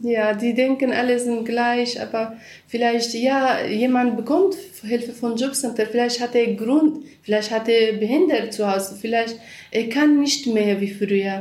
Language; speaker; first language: German; non-native, learner; Kurdish